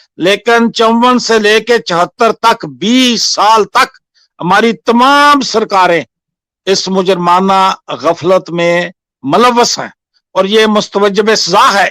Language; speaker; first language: Urdu; non-native, local second language; Punjabi